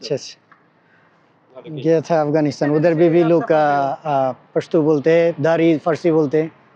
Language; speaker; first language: Hindi; non-native, fluent; Bangla